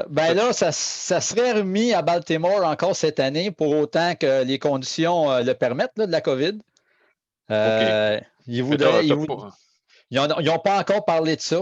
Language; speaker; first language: French; native; French